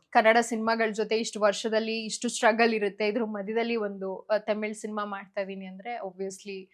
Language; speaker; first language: Kannada; native; Kannada